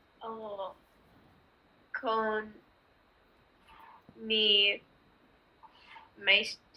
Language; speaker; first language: Spanish; non-native, learner; English